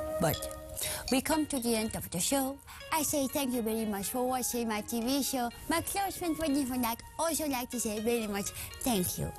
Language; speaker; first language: English; non-native, learner; Dutch